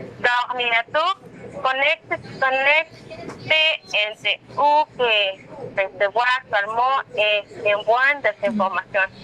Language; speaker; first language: French; non-native, learner; Spanish